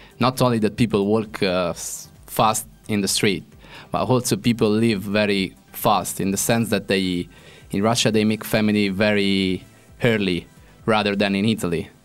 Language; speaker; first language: English; non-native, fluent; Italian